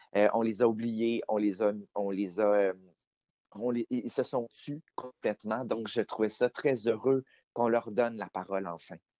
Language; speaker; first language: French; native; French